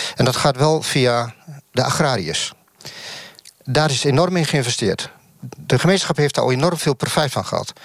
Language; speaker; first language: Dutch; native; Dutch